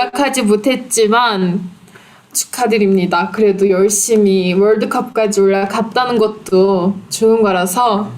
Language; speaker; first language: Korean; non-native, fluent; Turkish